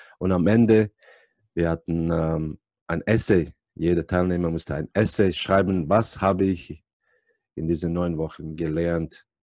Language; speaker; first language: German; non-native, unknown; Serbian